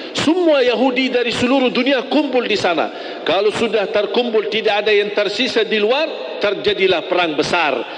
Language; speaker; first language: Malay; non-native, fluent; Arabic